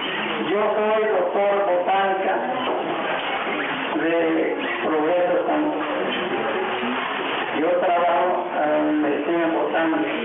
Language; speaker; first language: Spanish; non-native, local second language; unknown